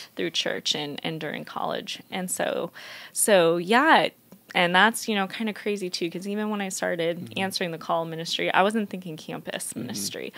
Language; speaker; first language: English; native; English